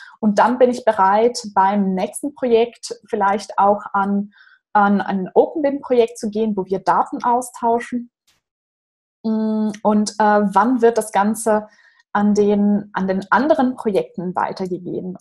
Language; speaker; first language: German; non-native, fluent; Portuguese